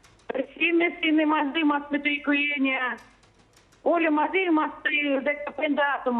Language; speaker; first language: Greek; non-native, fluent; Russian